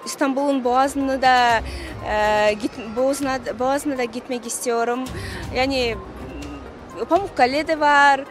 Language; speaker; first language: Turkish; non-native, learner; Kazakh